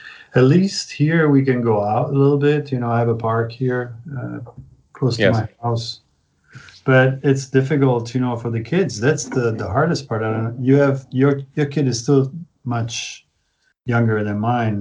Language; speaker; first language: English; non-native, fluent; Italian